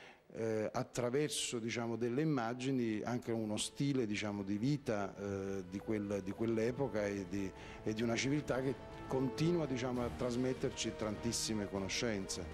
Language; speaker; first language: Italian; native; Italian